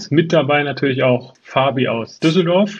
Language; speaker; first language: German; native; German